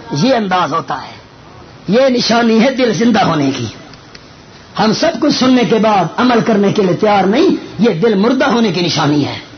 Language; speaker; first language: Urdu; non-native, local second language; Northern Hindko